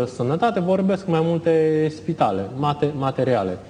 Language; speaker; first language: Romanian; non-native, fluent; Chinese